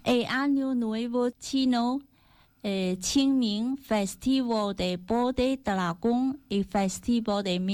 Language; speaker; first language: Spanish; non-native, learner; Chinese